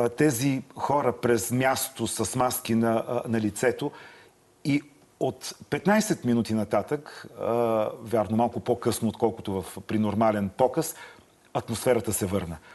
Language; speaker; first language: Bulgarian; native; Bulgarian